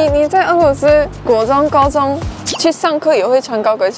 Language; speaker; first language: Chinese; non-native, fluent; English